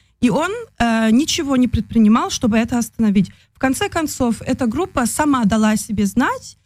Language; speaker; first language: Russian; early bilingual, heritage; Russian